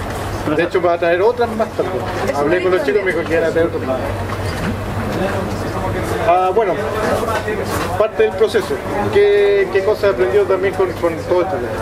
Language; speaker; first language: Spanish; native; Spanish